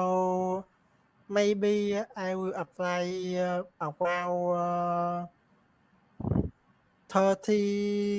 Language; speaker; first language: English; non-native, learner; Vietnamese